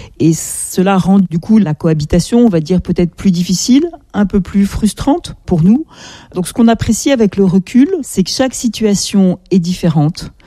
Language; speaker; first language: French; native; French